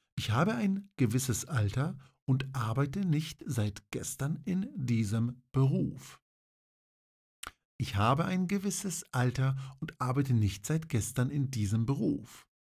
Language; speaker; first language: German; non-native, fluent; Polish